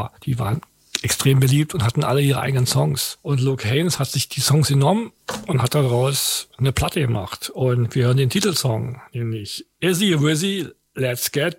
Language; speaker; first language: German; native; German